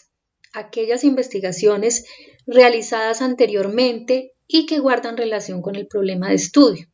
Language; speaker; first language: Spanish; native; Spanish